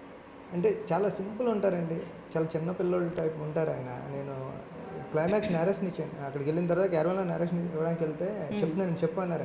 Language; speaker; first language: Telugu; native; Telugu